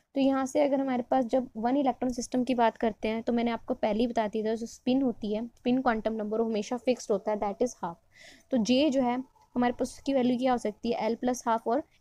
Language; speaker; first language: Hindi; non-native, local second language; Punjabi